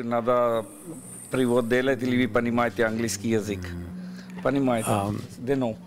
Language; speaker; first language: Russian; non-native, learner; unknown